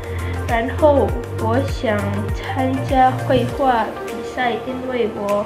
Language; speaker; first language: Chinese; non-native, learner; Indonesian